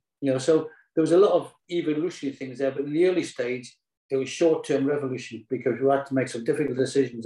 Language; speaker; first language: English; native; English